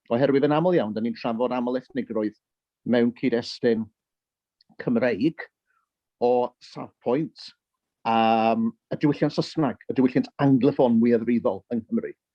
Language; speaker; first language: Welsh; early bilingual, heritage; Welsh